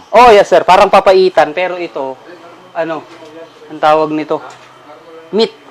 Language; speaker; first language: Filipino; non-native, local second language; Iloko